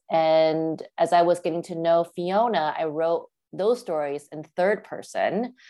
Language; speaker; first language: English; early bilingual, other home language; Chinese